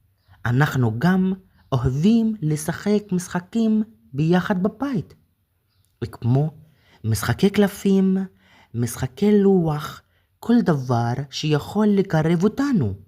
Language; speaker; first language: Hebrew; non-native, fluent; Arabic